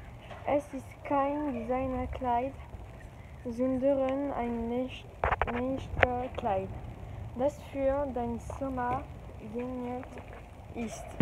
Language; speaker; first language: German; non-native, learner; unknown